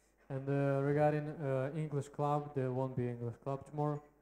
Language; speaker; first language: English; non-native, fluent; Russian